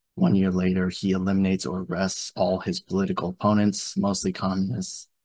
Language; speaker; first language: English; native; English